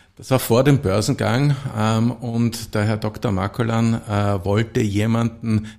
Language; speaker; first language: German; native; German